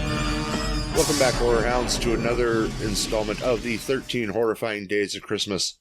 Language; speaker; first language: English; native; English